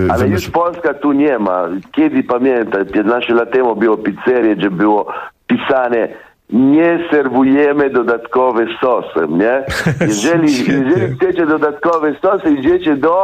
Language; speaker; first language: Polish; non-native, fluent; Italian